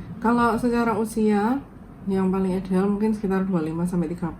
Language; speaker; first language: Indonesian; native; Indonesian